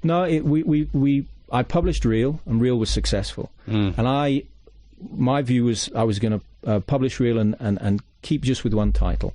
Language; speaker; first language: English; native; English